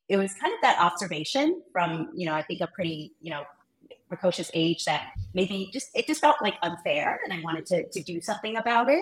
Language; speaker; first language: English; early bilingual, other home language; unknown